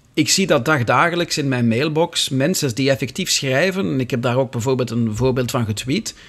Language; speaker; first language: Dutch; native; Dutch